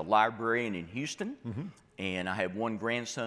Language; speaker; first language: English; native; English